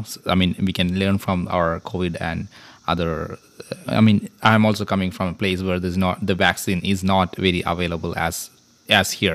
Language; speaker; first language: English; non-native, local second language; Malayalam